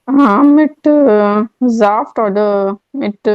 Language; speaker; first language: German; non-native, learner; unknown